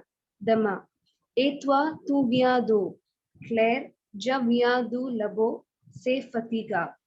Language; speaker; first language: French; non-native, learner; Malayalam